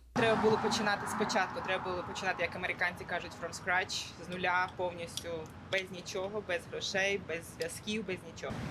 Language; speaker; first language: Ukrainian; native; Ukrainian